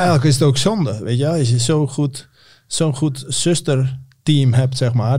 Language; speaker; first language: Dutch; native; Dutch